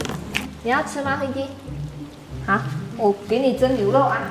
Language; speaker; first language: Chinese; non-native, local second language; Cantonese